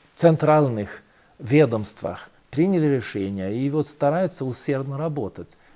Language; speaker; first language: Russian; non-native, fluent; Swedish